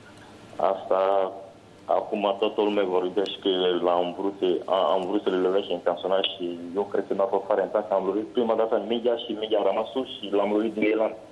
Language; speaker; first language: Romanian; non-native, learner; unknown